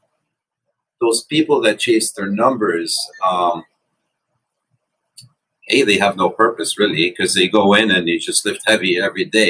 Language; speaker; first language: English; non-native, fluent; Arabic